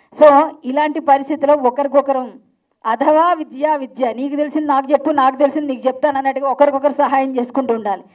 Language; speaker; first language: Telugu; native; Telugu